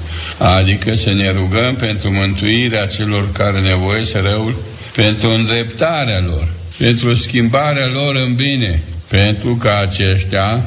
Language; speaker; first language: Romanian; native; Romanian